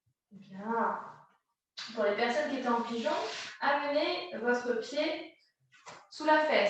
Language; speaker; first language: French; native; French